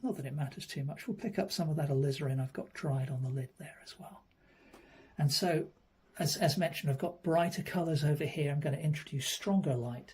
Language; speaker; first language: English; native; English